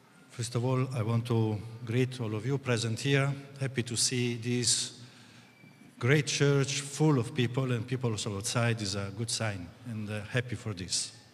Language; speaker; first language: English; non-native, fluent; Italian